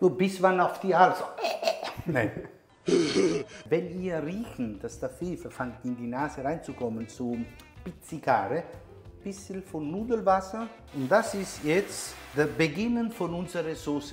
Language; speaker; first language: German; non-native, fluent; Italian